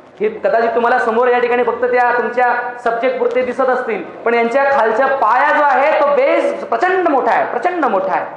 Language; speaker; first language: Marathi; non-native, local second language; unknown